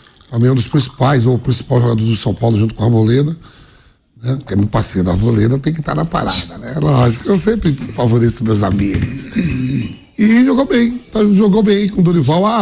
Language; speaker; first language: Portuguese; native; Portuguese